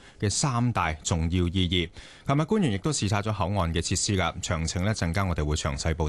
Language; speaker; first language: Chinese; non-native, local second language; Cantonese